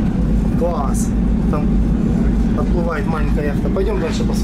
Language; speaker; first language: Russian; native; Russian